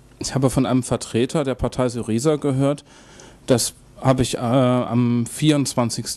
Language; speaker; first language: German; native; German